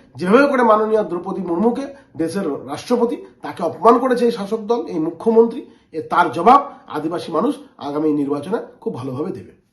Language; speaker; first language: Bangla; native; Bangla